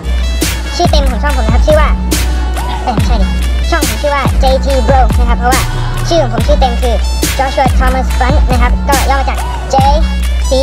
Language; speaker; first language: Thai; native; Thai